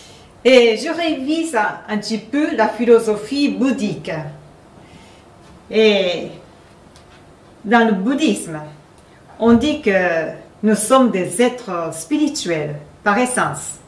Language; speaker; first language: French; non-native, fluent; Japanese